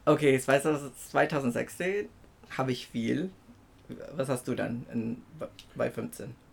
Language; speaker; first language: German; non-native, fluent; Filipino